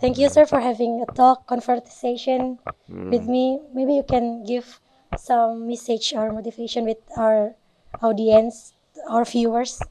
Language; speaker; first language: English; non-native, learner; Indonesian